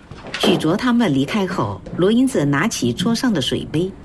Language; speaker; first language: Chinese; native; Chinese